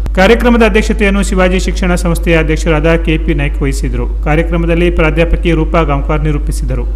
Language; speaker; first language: Kannada; native; Kannada